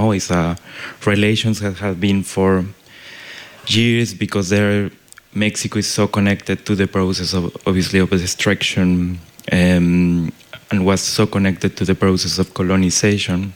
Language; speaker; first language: English; non-native, fluent; Spanish